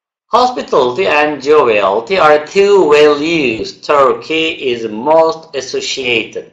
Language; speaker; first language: English; non-native, fluent; Turkish